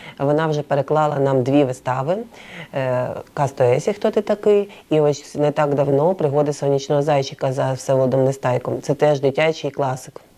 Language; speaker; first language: Ukrainian; native; Ukrainian